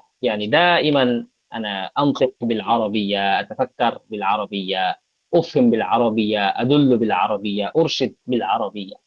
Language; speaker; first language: Arabic; non-native, fluent; Bangla